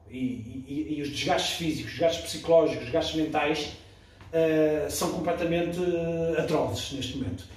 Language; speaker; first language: Portuguese; early bilingual, other home language; French